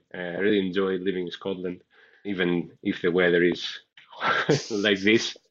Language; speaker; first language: English; non-native, fluent; Greek